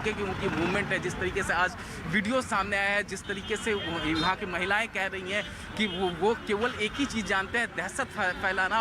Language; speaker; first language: Hindi; native; Hindi